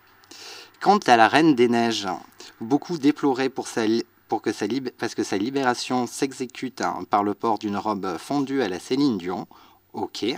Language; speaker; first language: French; native; French